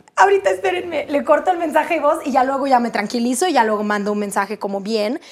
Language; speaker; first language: Spanish; non-native, fluent; Russian